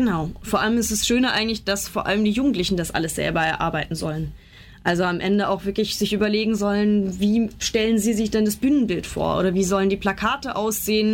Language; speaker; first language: German; native; German